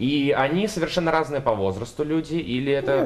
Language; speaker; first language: Russian; native; Russian